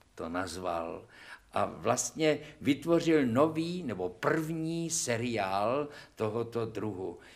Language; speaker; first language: Czech; native; Czech